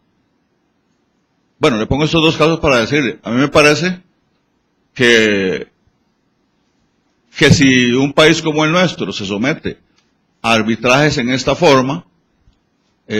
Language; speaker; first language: Spanish; native; Spanish